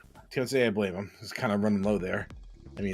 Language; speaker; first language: English; native; English